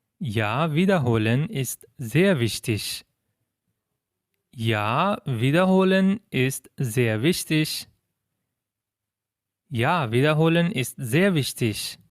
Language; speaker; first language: German; non-native, fluent; Persian